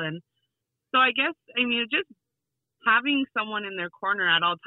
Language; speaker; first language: English; native; English